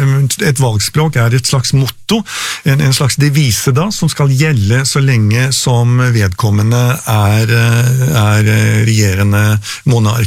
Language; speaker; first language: Norwegian; native; Norwegian